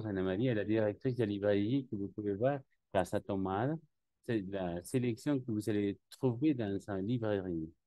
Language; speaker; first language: French; non-native, learner; Spanish